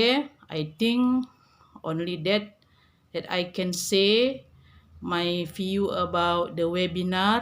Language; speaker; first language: English; non-native, learner; Indonesian